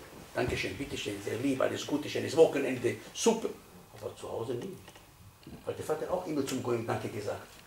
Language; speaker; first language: German; non-native, fluent; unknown